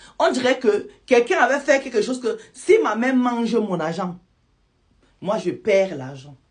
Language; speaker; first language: French; non-native, local second language; Lingala